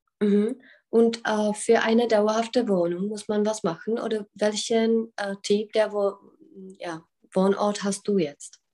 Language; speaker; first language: German; non-native, fluent; Czech